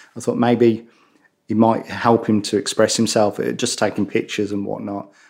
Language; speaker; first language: English; native; English